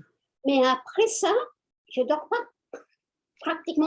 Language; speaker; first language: French; non-native, fluent; Spanish